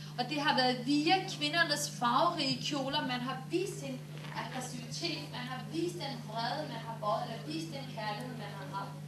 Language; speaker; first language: Danish; early bilingual, other home language; Turkish